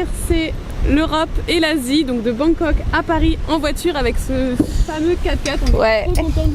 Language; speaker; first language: French; native; French